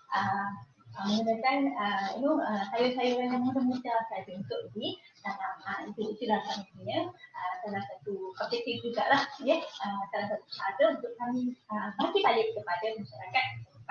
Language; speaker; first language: Malay; native; Malay